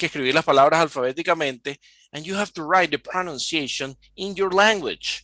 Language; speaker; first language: Spanish; native; Spanish